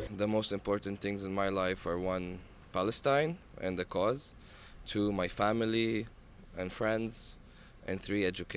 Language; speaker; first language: English; non-native, fluent; Arabic